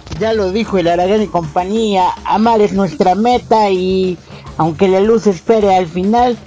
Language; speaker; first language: Spanish; native; Spanish